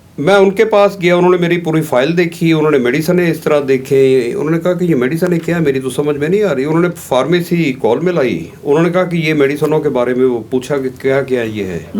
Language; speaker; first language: Urdu; non-native, local second language; Punjabi